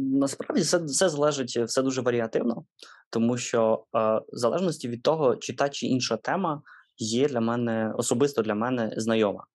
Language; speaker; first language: Ukrainian; native; Ukrainian